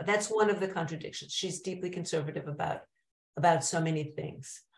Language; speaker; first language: English; native; English